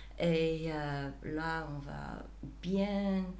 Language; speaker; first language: French; non-native, fluent; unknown